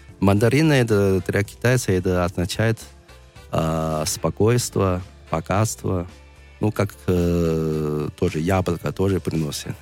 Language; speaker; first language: Russian; non-native, learner; Chinese